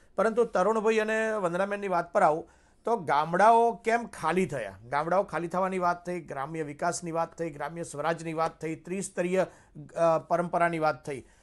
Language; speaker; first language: Gujarati; native; Gujarati